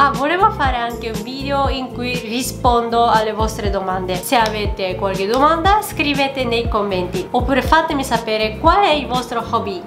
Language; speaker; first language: Italian; non-native, fluent; Japanese